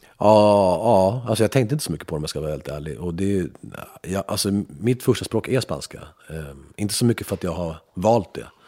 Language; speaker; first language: Swedish; early bilingual, other home language; Spanish